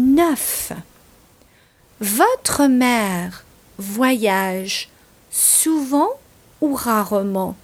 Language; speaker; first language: French; non-native, fluent; English